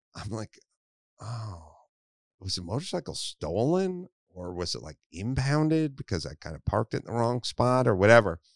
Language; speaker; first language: English; native; English